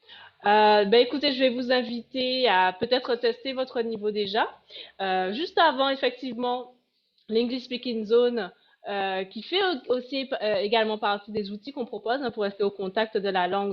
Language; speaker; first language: French; native; French